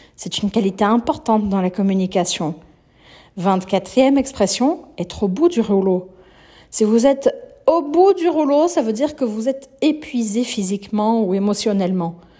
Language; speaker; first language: French; non-native, fluent; Portuguese